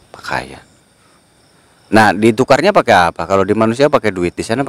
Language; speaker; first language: Indonesian; native; Indonesian